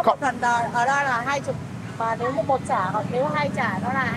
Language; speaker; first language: Vietnamese; native; Vietnamese